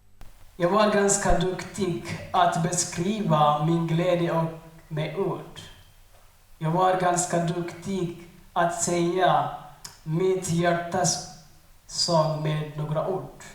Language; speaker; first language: Swedish; non-native, learner; Tigrinya